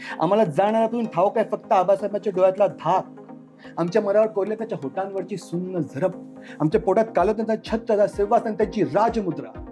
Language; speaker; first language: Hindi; non-native, local second language; Marathi